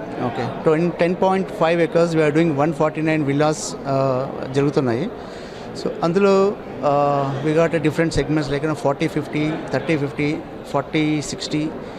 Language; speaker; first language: English; non-native, local second language; Telugu